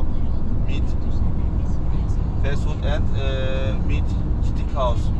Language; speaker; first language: English; non-native, learner; Turkish